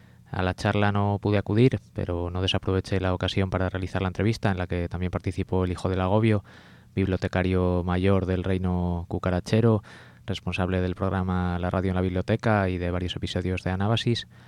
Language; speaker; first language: Spanish; native; Spanish